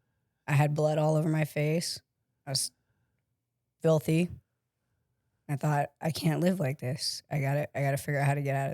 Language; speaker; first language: English; native; English